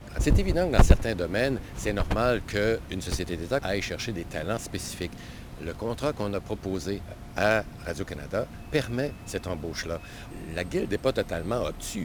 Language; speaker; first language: French; native; French